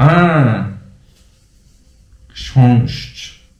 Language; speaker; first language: Polish; non-native, fluent; Turkish